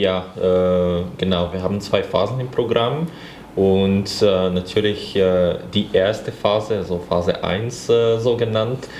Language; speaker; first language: German; non-native, fluent; Bulgarian